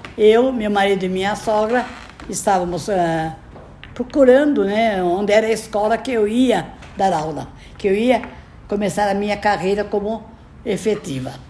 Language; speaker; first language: Portuguese; native; Portuguese